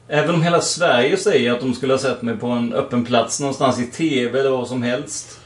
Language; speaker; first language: Swedish; native; Swedish